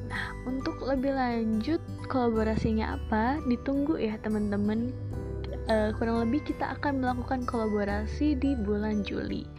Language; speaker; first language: Indonesian; native; Indonesian